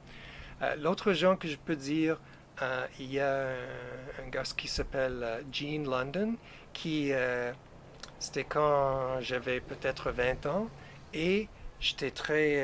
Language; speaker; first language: French; non-native, fluent; English